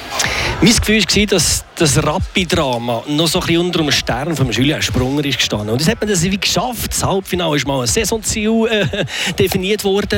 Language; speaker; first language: German; native; German